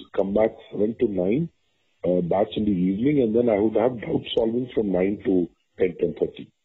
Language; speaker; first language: English; non-native, local second language; Tamil